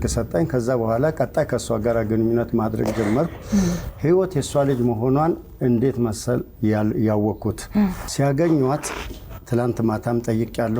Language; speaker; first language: Amharic; native; Amharic